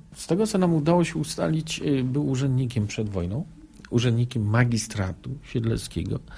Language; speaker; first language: Polish; native; Polish